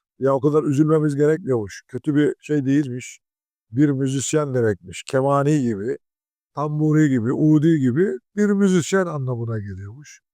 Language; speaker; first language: Turkish; native; Turkish